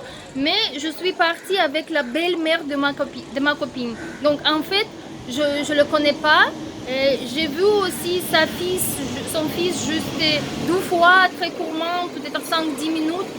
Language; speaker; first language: French; non-native, fluent; Russian